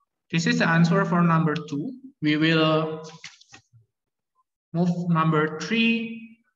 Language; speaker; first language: English; non-native, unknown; Indonesian